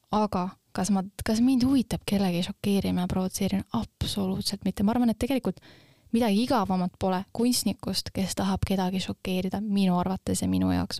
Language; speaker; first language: Estonian; non-native, local second language; Russian